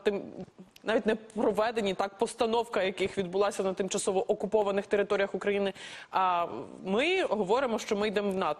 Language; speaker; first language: Ukrainian; native; Ukrainian